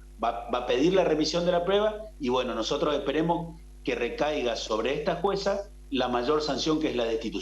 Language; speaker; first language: Spanish; native; Spanish